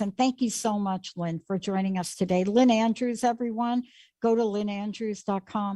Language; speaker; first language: English; native; English